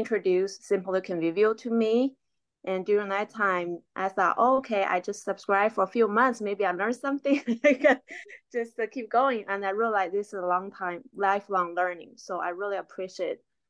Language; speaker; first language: English; non-native, fluent; Chinese